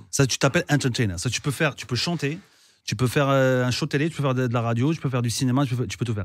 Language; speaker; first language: French; non-native, local second language; Arabic